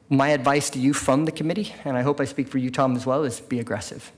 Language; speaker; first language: English; native; English